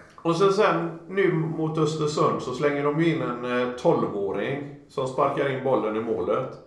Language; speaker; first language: Swedish; native; Swedish